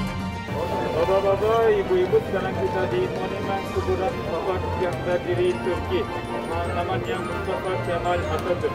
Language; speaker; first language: Indonesian; non-native, fluent; Turkish